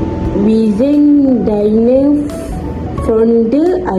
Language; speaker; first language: German; non-native, learner; Malay